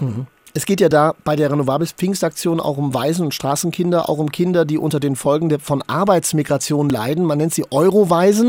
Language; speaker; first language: German; native; German